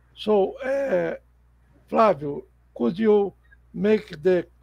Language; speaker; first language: English; non-native, fluent; Portuguese